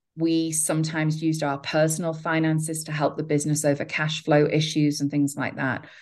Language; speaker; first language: English; native; English